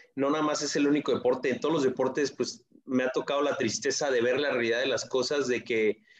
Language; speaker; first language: Spanish; native; Spanish